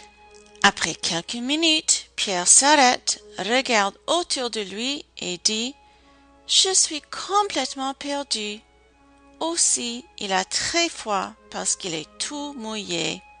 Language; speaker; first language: French; non-native, fluent; English